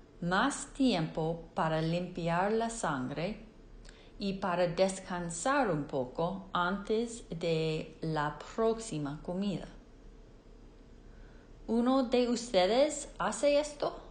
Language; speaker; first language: Spanish; non-native, fluent; English